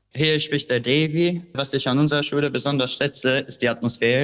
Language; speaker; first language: German; non-native, fluent; Albanian